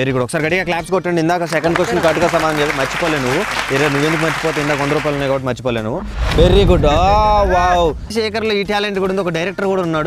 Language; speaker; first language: Telugu; native; Telugu